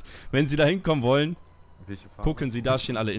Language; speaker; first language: German; native; German